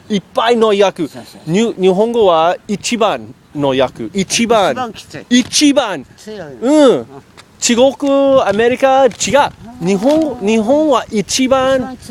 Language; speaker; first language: Japanese; non-native, learner; English